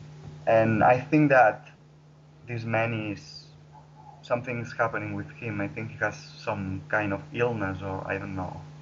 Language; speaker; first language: English; non-native, fluent; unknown